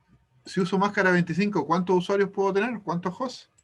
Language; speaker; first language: Spanish; native; Spanish